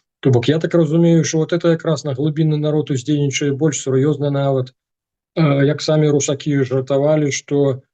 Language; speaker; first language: Belarusian; non-native, local second language; Russian